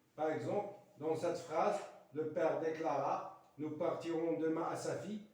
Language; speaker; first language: French; non-native, local second language; Arabic